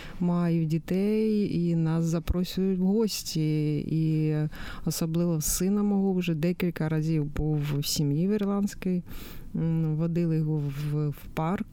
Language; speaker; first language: Ukrainian; native; Ukrainian